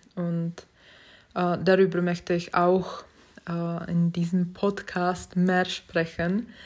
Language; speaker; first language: German; non-native, fluent; Czech